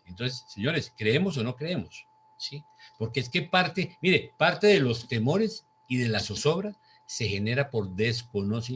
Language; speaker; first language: Spanish; native; Spanish